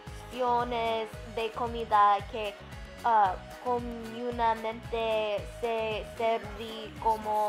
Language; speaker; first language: Spanish; non-native, learner; English